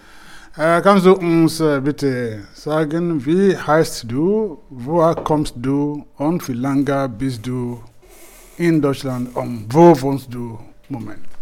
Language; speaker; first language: German; non-native, fluent; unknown